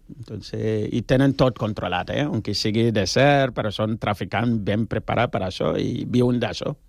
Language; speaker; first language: Catalan; non-native, learner; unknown